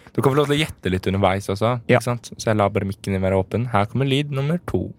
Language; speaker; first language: Norwegian; native; Norwegian